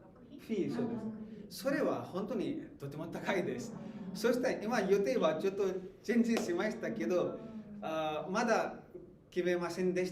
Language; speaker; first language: Japanese; non-native, learner; Hindi